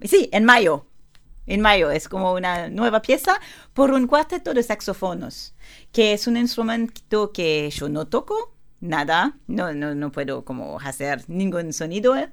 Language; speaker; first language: Spanish; non-native, learner; French